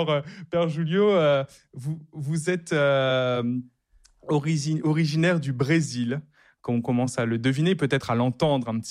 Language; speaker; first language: French; native; French